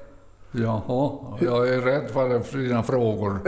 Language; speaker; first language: Swedish; early bilingual, other home language; Finnish